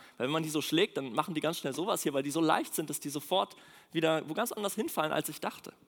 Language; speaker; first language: German; native; German